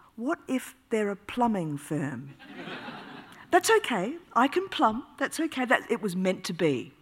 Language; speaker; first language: English; native; English